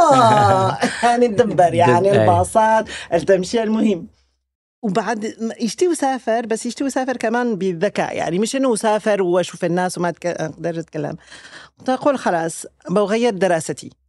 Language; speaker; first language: Arabic; non-native, fluent; French